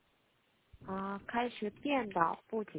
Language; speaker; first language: Chinese; non-native, learner; Korean